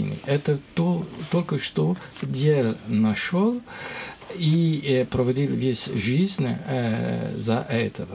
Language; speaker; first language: Russian; non-native, learner; French